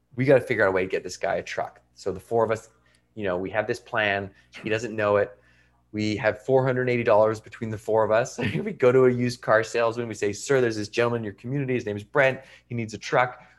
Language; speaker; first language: English; native; English